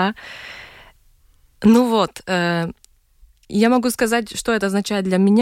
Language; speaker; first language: Russian; non-native, local second language; Latvian